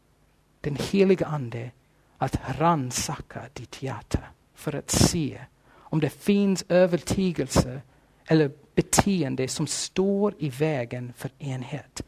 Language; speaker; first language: Swedish; non-native, fluent; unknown